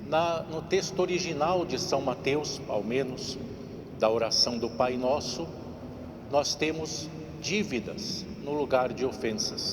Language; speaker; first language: Portuguese; native; Portuguese